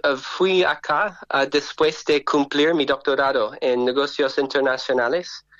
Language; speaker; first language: Spanish; non-native, learner; English